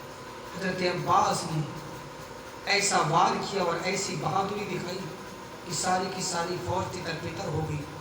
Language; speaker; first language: Urdu; native; Urdu